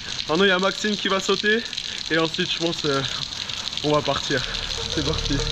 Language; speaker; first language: French; native; French